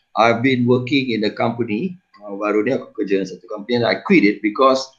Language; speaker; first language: English; non-native, local second language; Malay